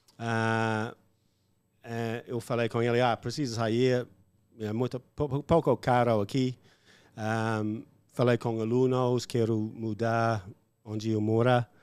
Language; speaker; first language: Portuguese; non-native, learner; English